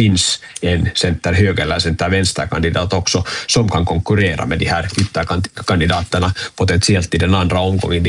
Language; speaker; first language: Swedish; native; Swedish